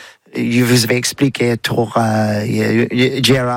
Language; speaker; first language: French; non-native, learner; English